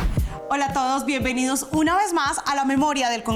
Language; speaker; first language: Spanish; native; Spanish